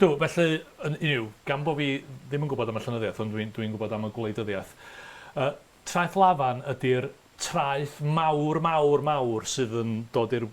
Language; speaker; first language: Welsh; native; Welsh